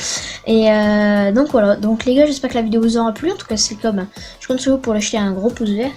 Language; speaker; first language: French; native; French